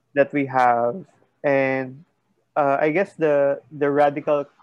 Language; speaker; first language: English; non-native, local second language; Filipino